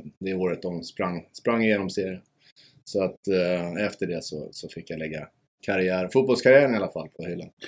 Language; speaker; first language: Swedish; native; Swedish